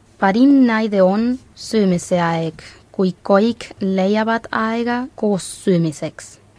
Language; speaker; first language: Estonian; non-native, fluent; Spanish